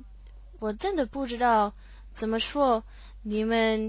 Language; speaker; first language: Chinese; non-native, learner; English